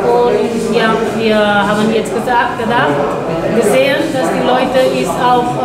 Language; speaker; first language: German; non-native, fluent; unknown